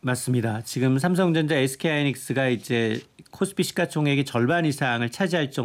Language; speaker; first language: Korean; native; Korean